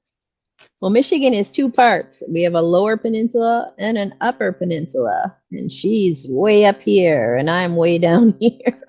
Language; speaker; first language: English; native; English